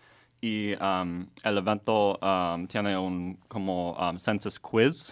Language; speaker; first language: Spanish; non-native, learner; English